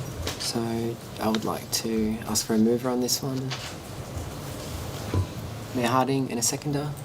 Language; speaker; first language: English; native; English